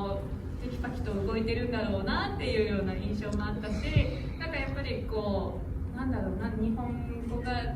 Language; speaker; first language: Japanese; native; Japanese